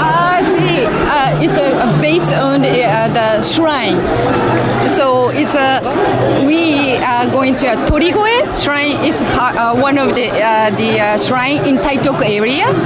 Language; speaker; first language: English; non-native, learner; Japanese